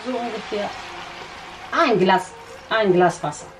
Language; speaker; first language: German; non-native, learner; Kurdish